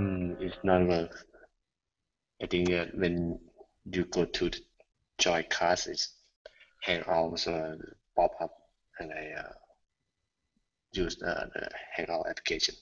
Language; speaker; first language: English; non-native, learner; Thai